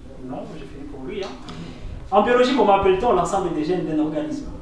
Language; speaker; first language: French; non-native, local second language; Swahili